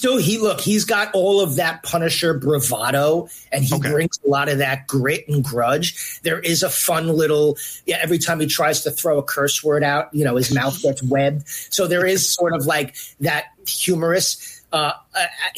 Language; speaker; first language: English; native; English